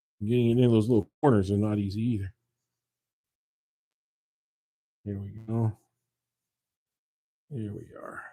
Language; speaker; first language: English; native; English